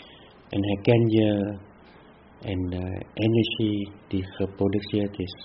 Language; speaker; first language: Dutch; non-native, fluent; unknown